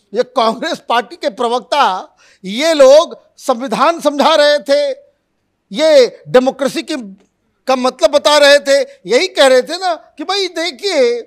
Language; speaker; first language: Hindi; native; Hindi